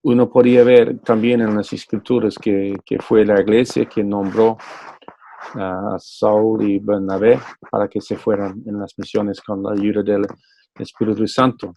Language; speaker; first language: Spanish; non-native, fluent; English